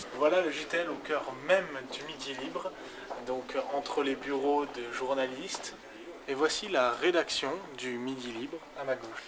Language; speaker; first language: French; native; French